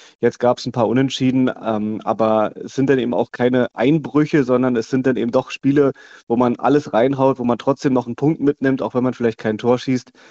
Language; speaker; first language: German; native; German